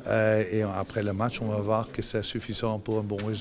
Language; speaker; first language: French; non-native, local second language; Dutch